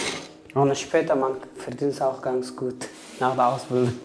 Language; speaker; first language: German; non-native, learner; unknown